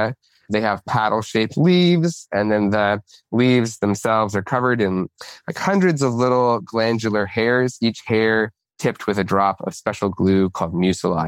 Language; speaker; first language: English; native; English